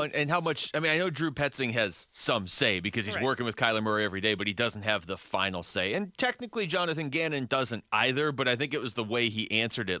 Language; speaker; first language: English; native; English